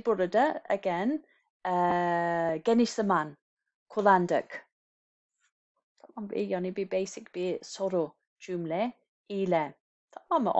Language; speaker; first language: Turkish; non-native, fluent; English